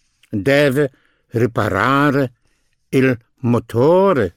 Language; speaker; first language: Italian; non-native, fluent; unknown